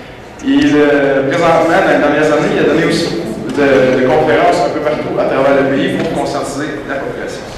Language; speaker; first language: French; native; French